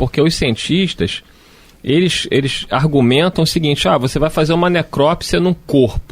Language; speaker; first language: Portuguese; native; Portuguese